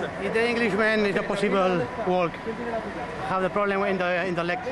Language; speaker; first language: English; non-native, learner; Spanish